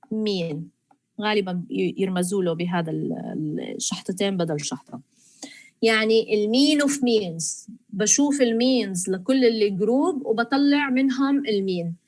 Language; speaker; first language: Arabic; native; Arabic